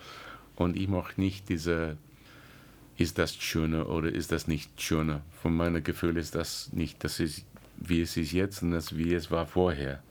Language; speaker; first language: German; non-native, learner; English